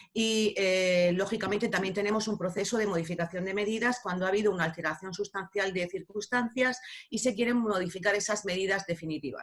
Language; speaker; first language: Spanish; native; Spanish